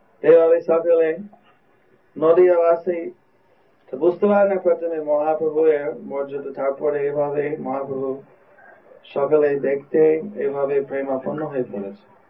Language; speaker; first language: Bangla; non-native, fluent; English